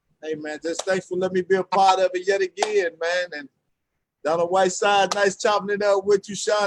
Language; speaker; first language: English; native; English